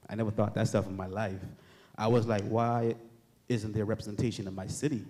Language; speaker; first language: English; native; English